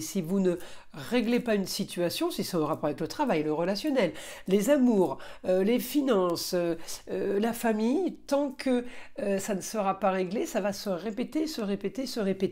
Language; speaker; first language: French; native; French